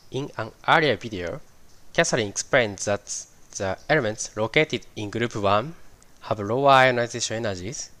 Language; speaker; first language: English; non-native, fluent; Japanese